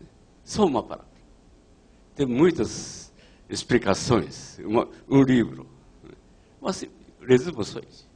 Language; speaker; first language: Portuguese; non-native, learner; Japanese